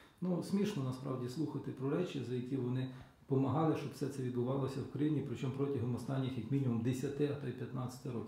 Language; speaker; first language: Ukrainian; native; Ukrainian